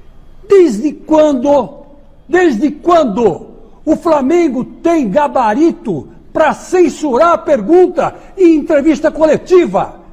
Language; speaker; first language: Portuguese; native; Portuguese